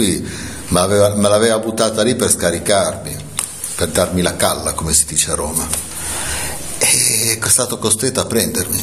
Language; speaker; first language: Italian; native; Italian